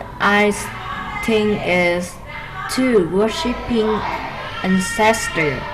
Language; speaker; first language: English; non-native, learner; Vietnamese